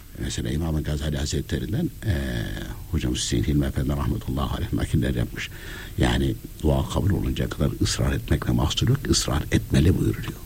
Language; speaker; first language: Turkish; native; Turkish